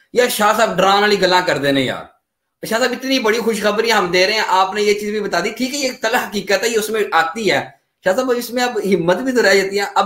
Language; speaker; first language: Urdu; non-native, local second language; Punjabi